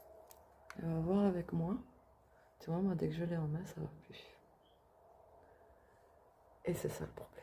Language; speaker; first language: French; native; French